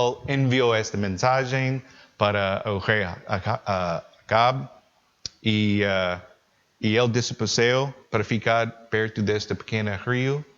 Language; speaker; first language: Portuguese; non-native, learner; English